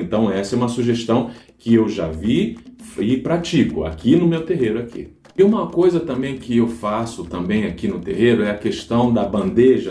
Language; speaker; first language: Portuguese; native; Portuguese